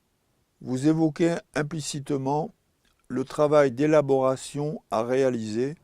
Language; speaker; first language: French; native; French